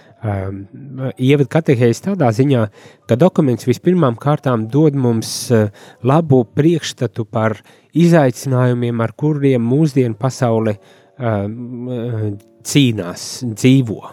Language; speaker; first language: Latvian; native; Latvian